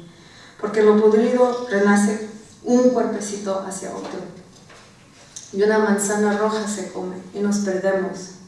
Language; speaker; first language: Spanish; early bilingual, heritage; Spanish